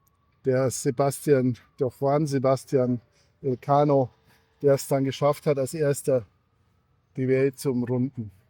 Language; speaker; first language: German; native; German